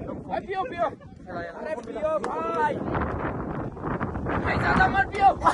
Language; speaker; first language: Hindi; native; Hindi